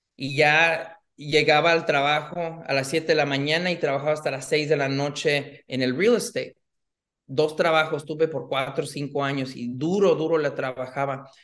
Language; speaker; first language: Spanish; early bilingual, heritage; Spanish